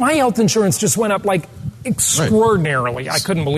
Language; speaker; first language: English; native; English